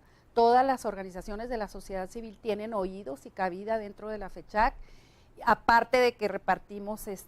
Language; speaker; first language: Spanish; native; Spanish